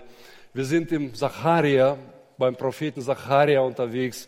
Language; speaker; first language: German; native; German